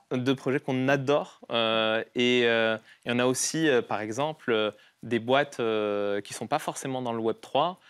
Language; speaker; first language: French; non-native, local second language; Arabic